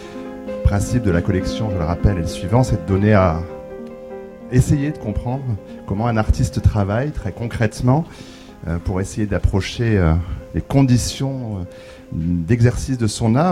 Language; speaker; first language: French; native; French